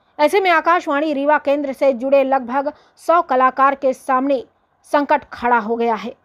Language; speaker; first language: Hindi; native; Hindi